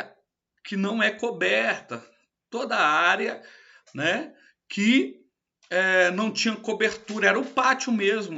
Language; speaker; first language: Portuguese; native; Portuguese